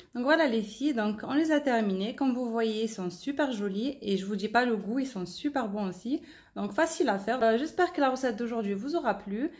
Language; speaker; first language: French; non-native, local second language; Arabic